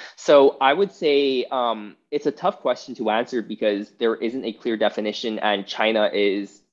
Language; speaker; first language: English; non-native, fluent; Chinese